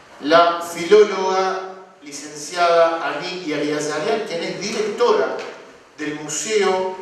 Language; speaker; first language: Spanish; native; Spanish